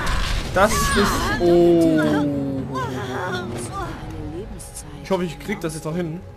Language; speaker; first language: German; native; German